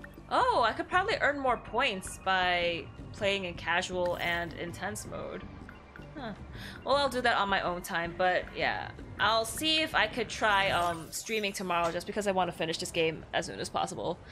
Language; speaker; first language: English; native; English